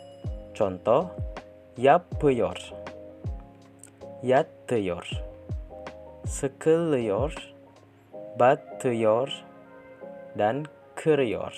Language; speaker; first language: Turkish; non-native, fluent; Indonesian